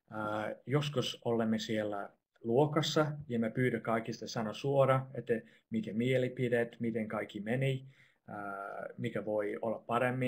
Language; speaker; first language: Finnish; non-native, fluent; English